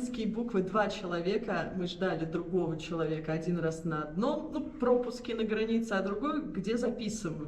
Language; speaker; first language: Russian; native; Russian